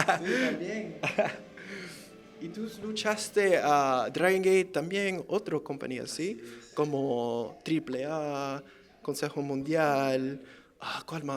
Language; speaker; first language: Spanish; early bilingual, heritage; English